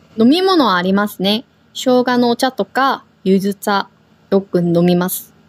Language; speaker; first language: Japanese; non-native, fluent; Korean